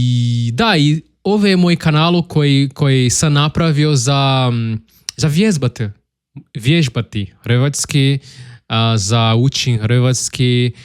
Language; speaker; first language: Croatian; non-native, learner; Portuguese